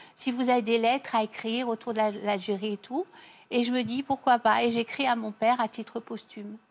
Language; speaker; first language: French; native; French